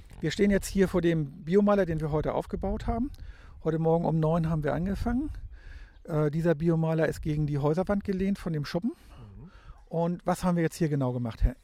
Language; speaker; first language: German; native; German